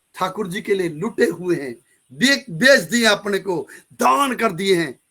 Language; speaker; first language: Hindi; non-native, local second language; Bangla